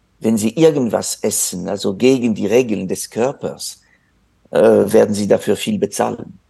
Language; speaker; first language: German; non-native, fluent; French